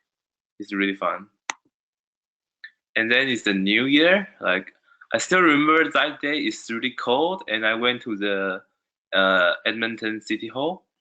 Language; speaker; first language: English; non-native, learner; Chinese